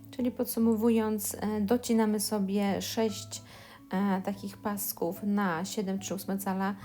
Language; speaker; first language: Polish; native; Polish